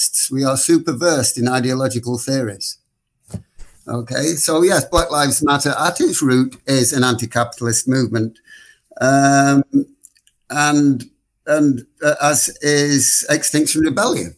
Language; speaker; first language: English; native; English